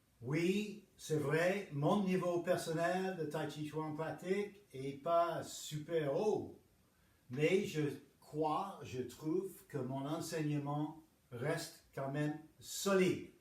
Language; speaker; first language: French; non-native, fluent; English